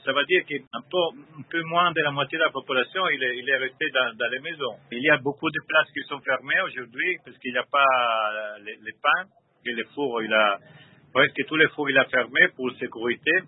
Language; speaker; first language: French; non-native, learner; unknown